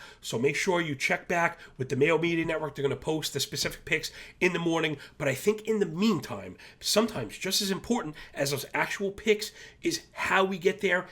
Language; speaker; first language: English; native; English